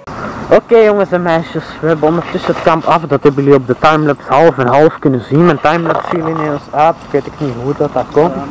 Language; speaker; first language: Dutch; native; Dutch